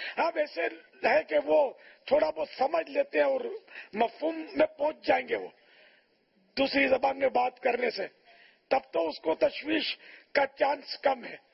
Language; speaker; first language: Urdu; non-native, local second language; Memoni